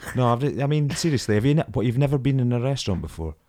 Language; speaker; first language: English; native; English